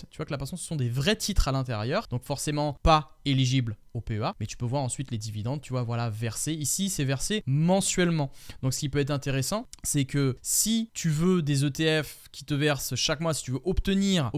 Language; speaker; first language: French; native; French